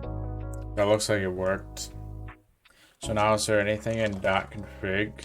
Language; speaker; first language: English; native; English